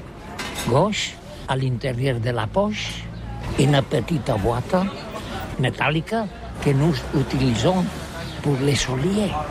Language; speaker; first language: French; non-native, learner; Catalan